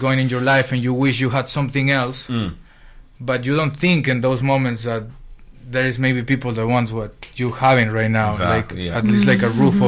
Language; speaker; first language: English; non-native, fluent; Spanish